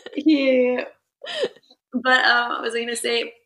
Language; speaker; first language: English; early bilingual, other home language; Italian